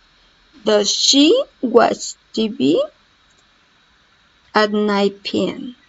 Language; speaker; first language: English; non-native, learner; Spanish